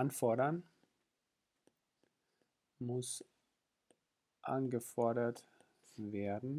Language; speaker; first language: German; non-native, fluent; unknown